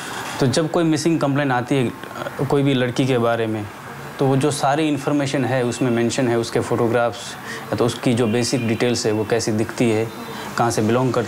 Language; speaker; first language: Hindi; native; Hindi